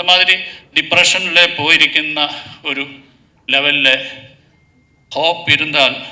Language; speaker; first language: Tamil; non-native, learner; Malayalam